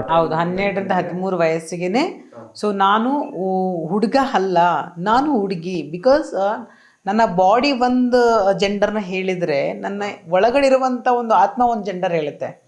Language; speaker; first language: Kannada; native; Kannada